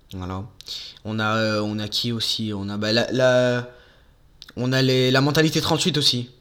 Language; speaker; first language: French; native; French